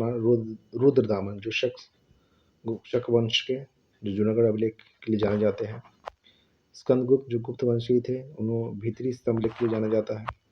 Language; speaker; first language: Hindi; native; Hindi